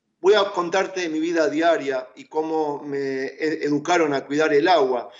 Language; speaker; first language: Spanish; native; Spanish